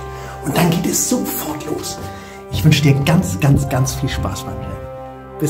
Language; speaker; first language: German; native; German